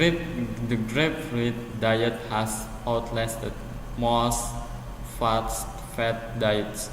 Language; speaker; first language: English; non-native, learner; Indonesian